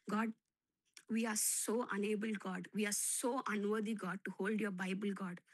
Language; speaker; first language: English; non-native, local second language; Telugu